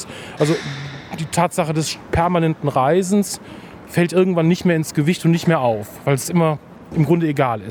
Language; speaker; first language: German; native; German